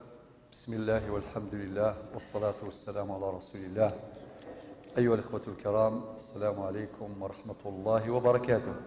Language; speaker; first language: Arabic; non-native, local second language; Kabyle